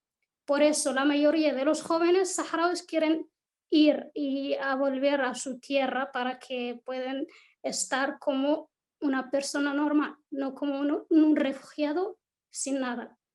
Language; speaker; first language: Spanish; non-native, local second language; Arabic